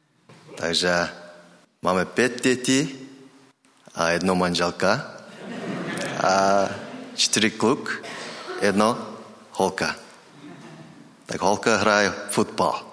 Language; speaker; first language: Czech; non-native, learner; Mongolian